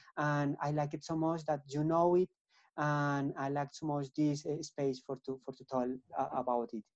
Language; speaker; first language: English; non-native, learner; Spanish